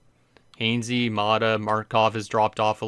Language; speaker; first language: English; native; English